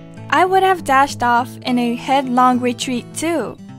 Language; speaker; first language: English; early bilingual, other home language; Japanese